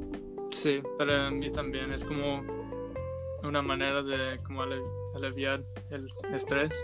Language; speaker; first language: Spanish; non-native, learner; English